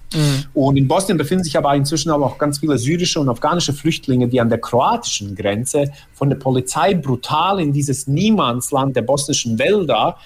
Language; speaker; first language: German; early bilingual, other home language; Bosnian